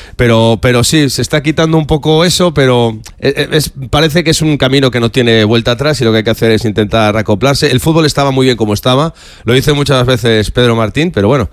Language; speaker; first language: Spanish; native; Spanish